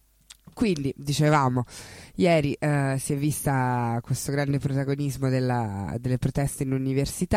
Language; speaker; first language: Italian; native; Italian